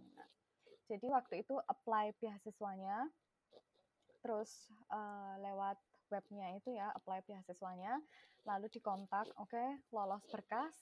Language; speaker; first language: Indonesian; non-native, local second language; Javanese